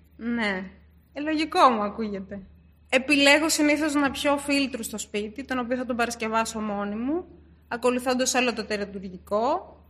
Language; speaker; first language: Greek; early bilingual, other home language; Turkish